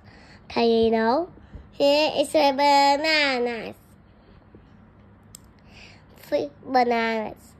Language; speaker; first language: English; non-native, learner; Vietnamese